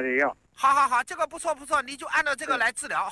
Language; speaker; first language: Chinese; native; Chinese